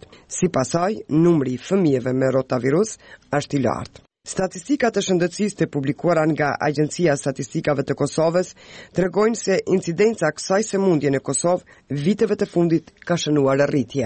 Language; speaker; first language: Albanian; native; Albanian